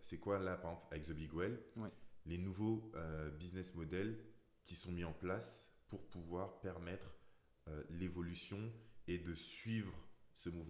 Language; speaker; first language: French; native; French